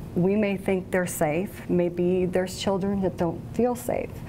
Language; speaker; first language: English; native; English